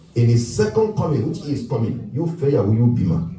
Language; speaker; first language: English; non-native, local second language; Yoruba